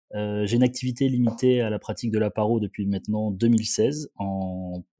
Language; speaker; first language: French; native; French